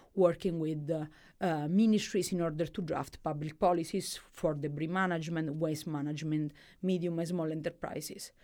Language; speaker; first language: English; non-native, fluent; Italian